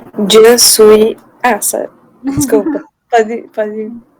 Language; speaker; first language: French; non-native, learner; Portuguese